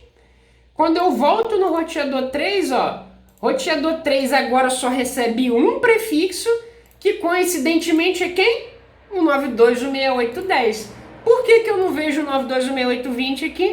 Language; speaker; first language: Portuguese; native; Portuguese